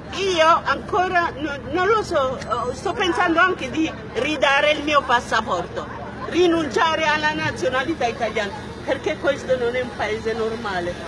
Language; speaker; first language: Italian; non-native, fluent; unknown